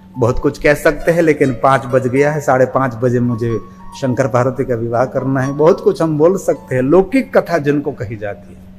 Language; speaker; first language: Hindi; non-native, local second language; Gujarati